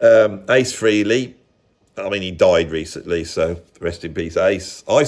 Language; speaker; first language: English; native; English